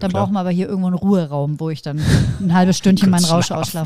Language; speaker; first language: German; native; German